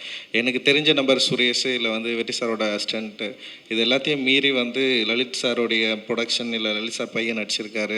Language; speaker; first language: Tamil; native; Tamil